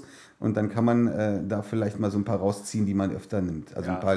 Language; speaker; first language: German; native; German